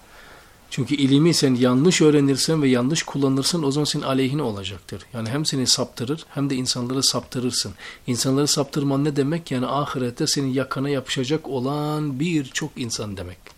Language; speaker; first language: Turkish; native; Turkish